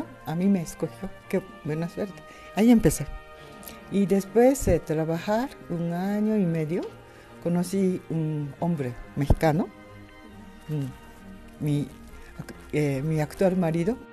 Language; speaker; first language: Spanish; non-native, learner; Japanese